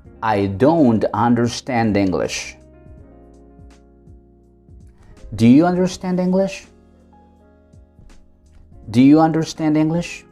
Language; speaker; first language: English; non-native, fluent; Spanish